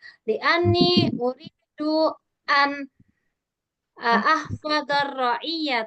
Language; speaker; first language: Arabic; non-native, fluent; Indonesian